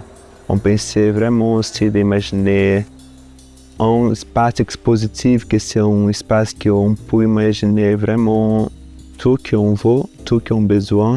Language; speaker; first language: French; non-native, fluent; Portuguese